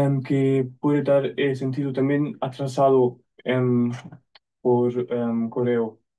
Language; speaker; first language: Spanish; non-native, fluent; German